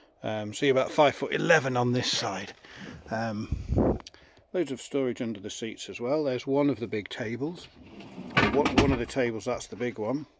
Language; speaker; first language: English; native; English